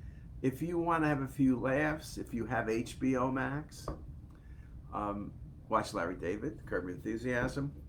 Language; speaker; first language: English; native; English